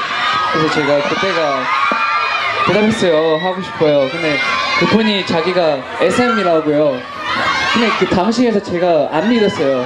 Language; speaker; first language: Korean; non-native, fluent; Chinese